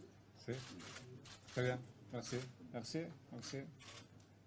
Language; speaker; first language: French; non-native, fluent; Spanish